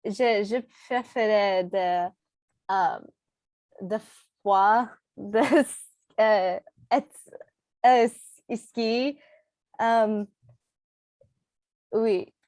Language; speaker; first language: French; non-native, learner; English